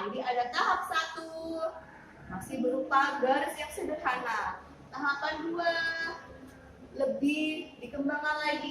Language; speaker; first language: Indonesian; native; Indonesian